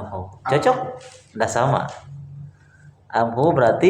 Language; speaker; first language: Indonesian; native; Indonesian